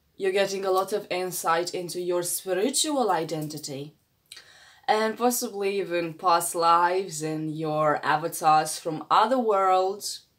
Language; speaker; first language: English; non-native, fluent; Romanian